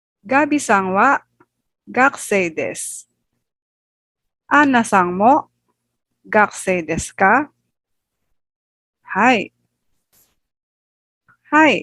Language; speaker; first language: Japanese; non-native, fluent; Filipino